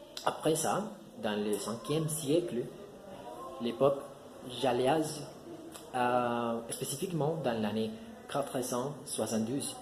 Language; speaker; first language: French; non-native, learner; Spanish